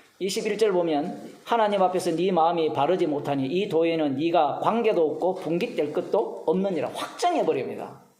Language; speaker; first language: Korean; native; Korean